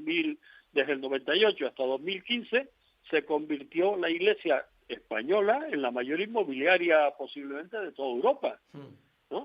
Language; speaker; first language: Spanish; native; Spanish